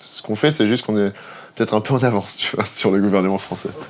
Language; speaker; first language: French; native; French